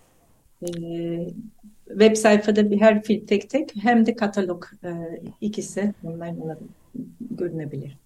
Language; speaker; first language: Turkish; non-native, fluent; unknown